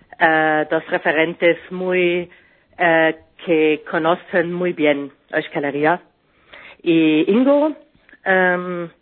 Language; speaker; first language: Spanish; non-native, learner; German